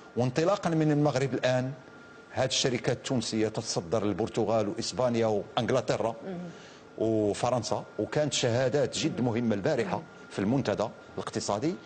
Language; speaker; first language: Arabic; native; Arabic